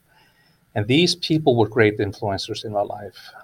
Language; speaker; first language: English; non-native, fluent; Icelandic